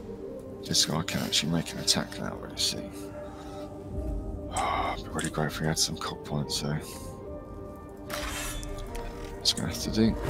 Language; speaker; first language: English; native; English